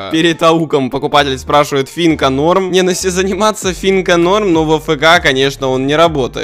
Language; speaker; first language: Russian; native; Russian